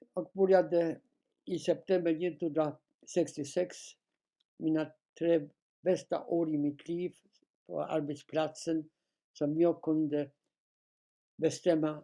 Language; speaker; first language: Swedish; non-native, fluent; Polish